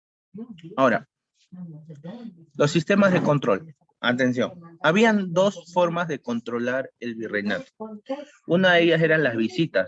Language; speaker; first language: Spanish; native; Spanish